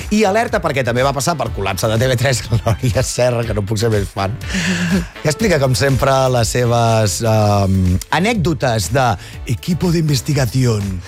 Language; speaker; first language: Catalan; native; Catalan